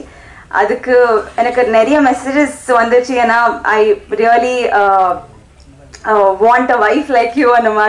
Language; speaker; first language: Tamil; non-native, learner; Telugu